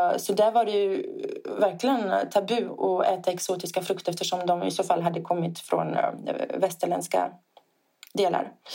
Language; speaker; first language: Swedish; non-native, fluent; Italian